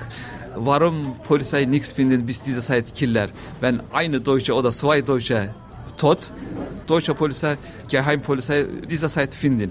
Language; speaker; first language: German; non-native, learner; Turkish